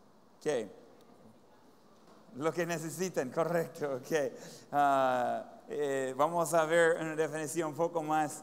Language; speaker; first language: Spanish; non-native, fluent; English